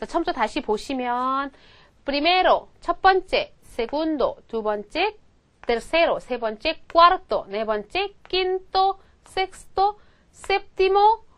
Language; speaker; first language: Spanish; non-native, fluent; Korean